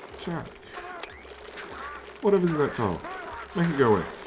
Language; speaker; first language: English; native; English